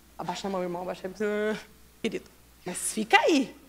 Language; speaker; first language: Portuguese; native; Portuguese